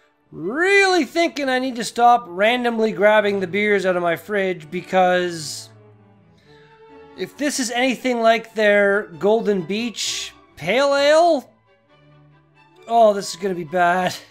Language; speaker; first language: English; native; English